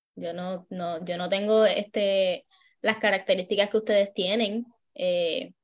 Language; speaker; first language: Spanish; native; Spanish